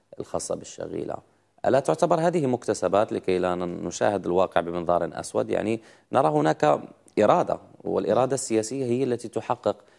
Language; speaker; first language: Arabic; native; Arabic